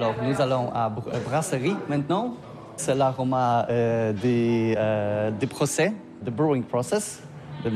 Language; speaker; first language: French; non-native, learner; Polish